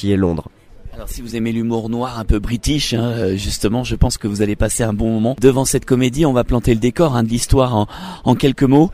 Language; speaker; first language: French; native; French